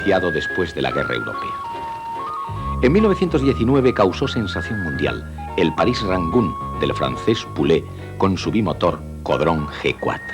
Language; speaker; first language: Spanish; native; Spanish